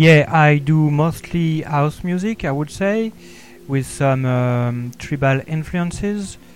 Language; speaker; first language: English; non-native, learner; French